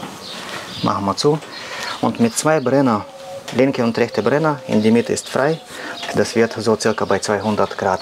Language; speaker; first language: German; non-native, learner; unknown